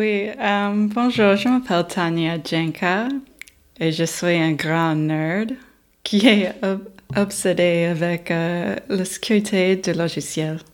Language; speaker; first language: French; non-native, learner; English